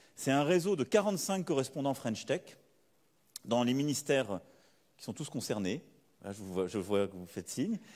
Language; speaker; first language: French; native; French